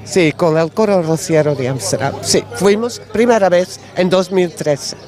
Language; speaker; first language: Spanish; non-native, learner; Dutch